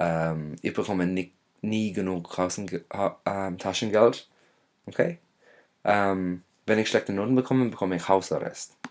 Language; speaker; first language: German; non-native, fluent; English